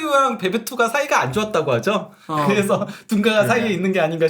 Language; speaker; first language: Korean; native; Korean